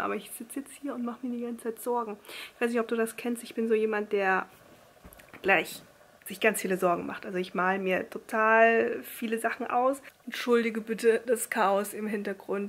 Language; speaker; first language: German; native; German